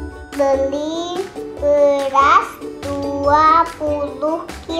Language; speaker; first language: Indonesian; native; Indonesian